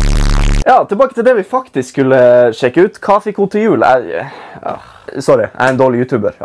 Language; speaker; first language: Norwegian; native; Norwegian